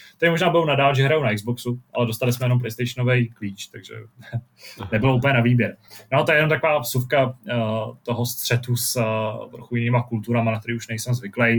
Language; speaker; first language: Czech; native; Czech